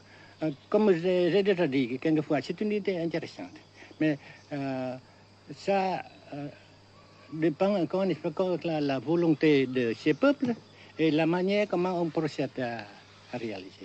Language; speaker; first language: French; non-native, fluent; Vietnamese